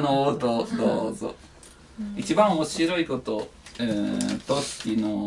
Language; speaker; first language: Japanese; non-native, learner; Italian